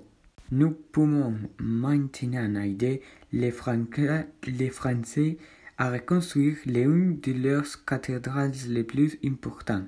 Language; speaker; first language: French; non-native, learner; Spanish